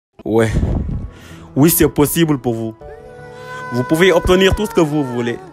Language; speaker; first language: French; non-native, local second language; Wolof